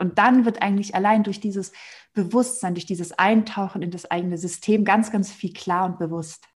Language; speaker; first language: German; native; German